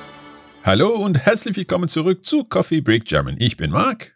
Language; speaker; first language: German; non-native, learner; English